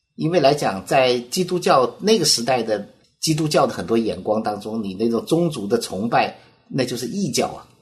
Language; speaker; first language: Chinese; native; Chinese